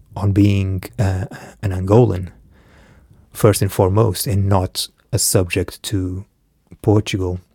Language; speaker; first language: English; early bilingual, other home language; Portuguese